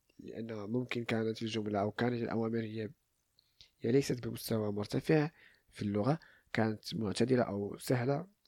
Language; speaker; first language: Arabic; native; Arabic